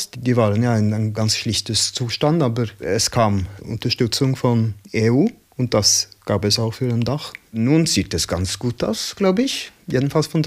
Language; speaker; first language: German; non-native, learner; Norwegian